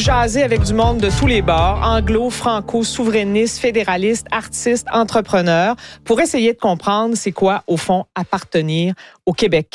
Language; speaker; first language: French; native; French